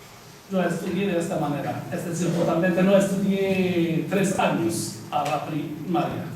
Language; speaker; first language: Spanish; non-native, fluent; Kurdish